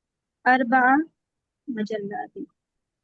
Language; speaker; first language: Arabic; non-native, fluent; Urdu